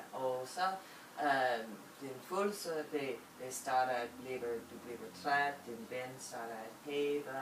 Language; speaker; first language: Danish; non-native, learner; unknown